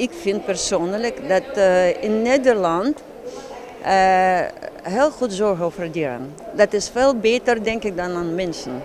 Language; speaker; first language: Dutch; non-native, learner; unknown